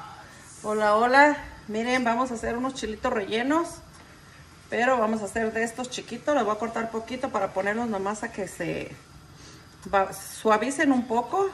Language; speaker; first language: Spanish; native; Spanish